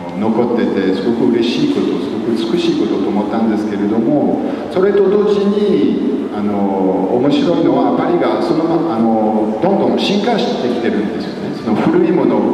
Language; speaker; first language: Japanese; non-native, fluent; French